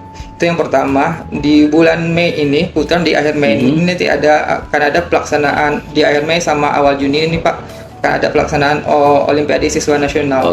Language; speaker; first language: Indonesian; native; Indonesian